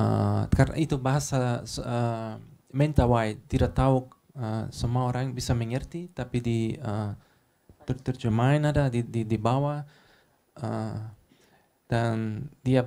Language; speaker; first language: Indonesian; non-native, learner; Dutch